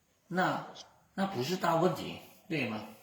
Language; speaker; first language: Chinese; non-native, learner; Vietnamese